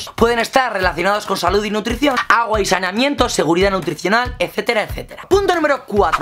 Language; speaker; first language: Spanish; native; Spanish